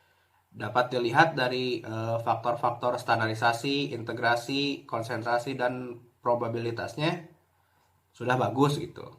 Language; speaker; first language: Indonesian; native; Indonesian